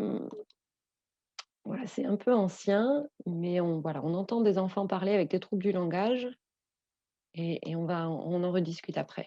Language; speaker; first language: French; native; French